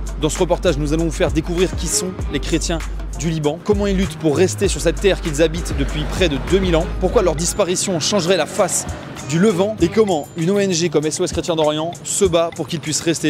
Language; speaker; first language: French; native; French